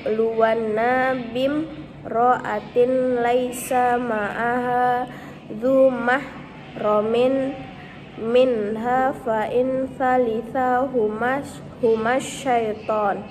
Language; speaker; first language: Arabic; non-native, learner; Indonesian